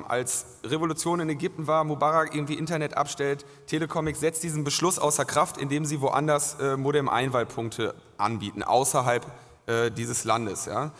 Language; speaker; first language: German; native; German